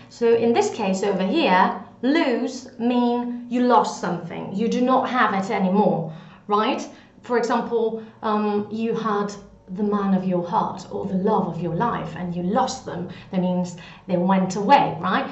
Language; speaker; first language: English; non-native, fluent; Greek